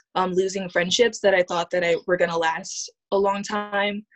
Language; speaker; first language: English; native; English